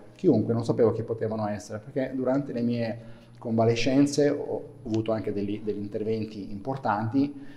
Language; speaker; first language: Italian; native; Italian